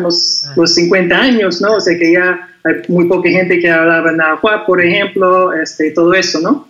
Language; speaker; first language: Spanish; non-native, fluent; English